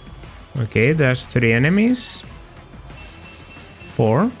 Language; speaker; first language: English; non-native, fluent; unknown